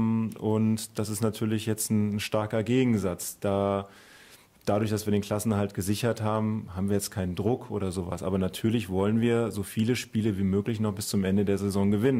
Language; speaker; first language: German; native; German